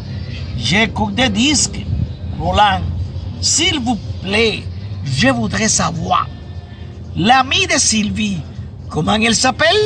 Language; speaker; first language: French; non-native, fluent; Spanish